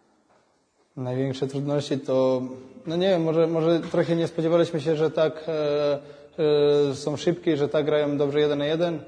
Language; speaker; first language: Polish; non-native, fluent; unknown